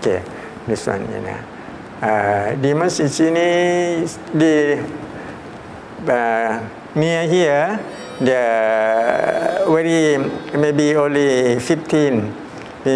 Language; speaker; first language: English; non-native, learner; Malay